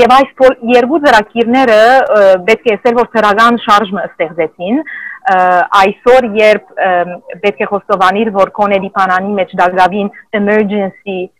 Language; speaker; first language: Armenian; native; Armenian